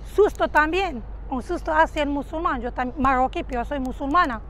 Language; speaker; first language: Spanish; non-native, fluent; Arabic